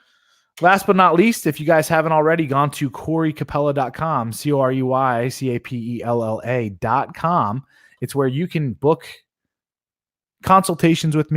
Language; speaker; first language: English; native; English